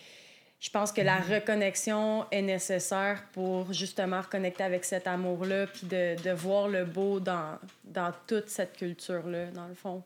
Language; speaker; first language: French; native; French